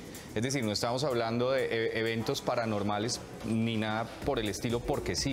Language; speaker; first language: Spanish; native; Spanish